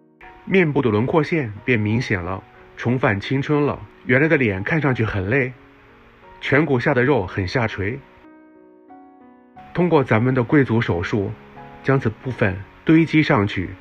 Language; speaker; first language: Chinese; native; Chinese